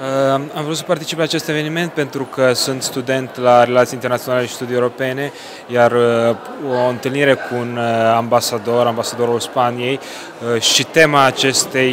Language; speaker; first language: Romanian; native; Romanian